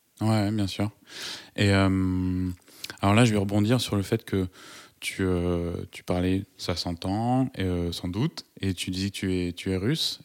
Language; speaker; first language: French; native; French